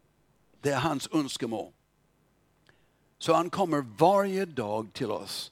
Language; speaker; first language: Swedish; non-native, fluent; English